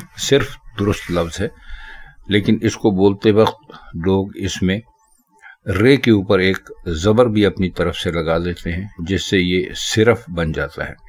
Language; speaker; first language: Urdu; native; Urdu